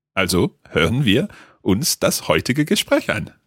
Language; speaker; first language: German; non-native, learner; English